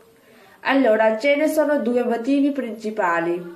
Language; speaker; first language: Italian; non-native, fluent; Urdu